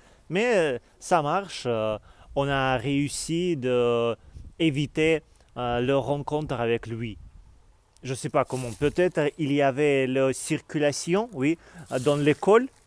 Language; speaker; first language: French; non-native, learner; Russian